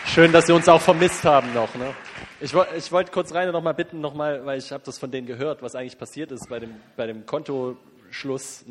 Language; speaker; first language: German; native; German